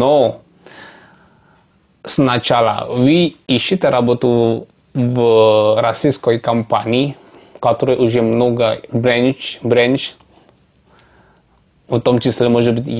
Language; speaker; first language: Russian; non-native, learner; Javanese